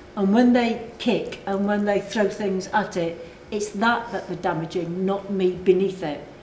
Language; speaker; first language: English; native; English